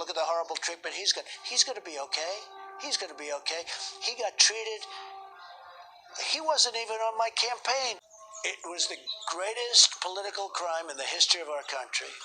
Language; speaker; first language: English; native; English